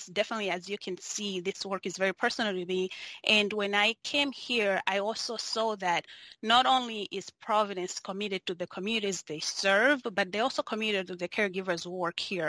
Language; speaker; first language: English; non-native, local second language; Nyanja